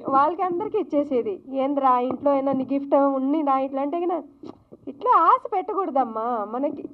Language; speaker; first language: Telugu; non-native, local second language; Lambadi